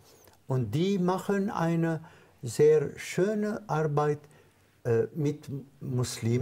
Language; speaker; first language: German; non-native, fluent; Arabic